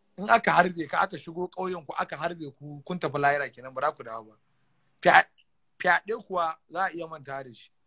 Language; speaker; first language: Hausa; native; Hausa